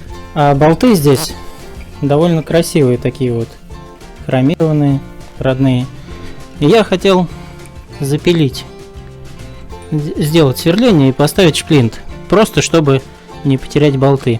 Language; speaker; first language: Russian; native; Russian